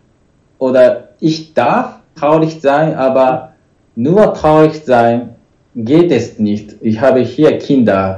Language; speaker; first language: German; non-native, learner; Japanese